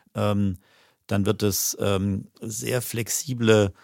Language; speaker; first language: German; native; German